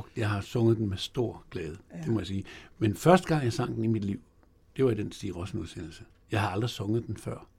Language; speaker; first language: Danish; native; Danish